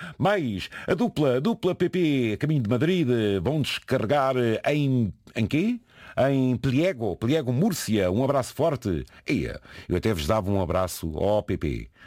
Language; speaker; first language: Portuguese; native; Portuguese